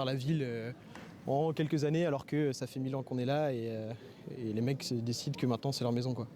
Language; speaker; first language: French; native; French